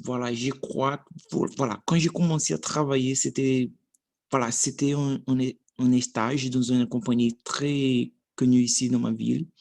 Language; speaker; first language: French; non-native, learner; Portuguese